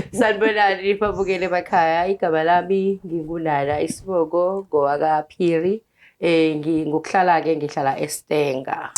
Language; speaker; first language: Zulu; native; Zulu